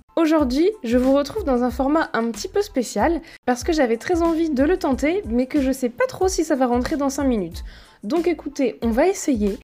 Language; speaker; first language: French; native; French